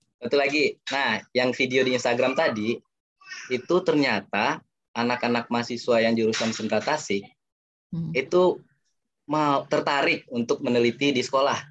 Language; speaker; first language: Indonesian; non-native, local second language; Minangkabau